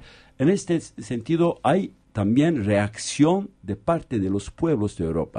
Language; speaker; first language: Spanish; non-native, fluent; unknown